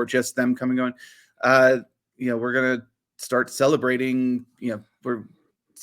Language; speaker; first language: English; native; English